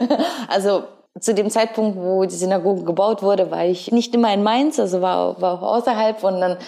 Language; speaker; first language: German; early bilingual, other home language; Ukrainian